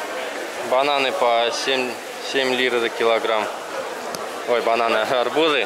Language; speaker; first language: Russian; native; Russian